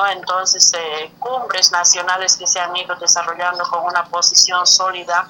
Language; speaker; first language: Spanish; native; Spanish